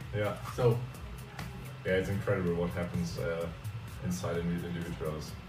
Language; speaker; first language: English; non-native, fluent; Spanish